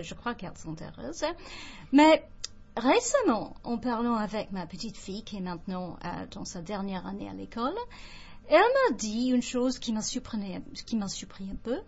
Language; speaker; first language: French; non-native, fluent; English